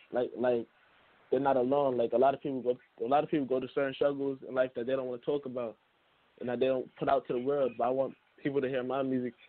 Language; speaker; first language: English; native; English